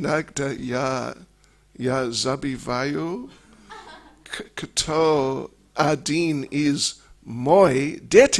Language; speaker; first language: Russian; non-native, learner; English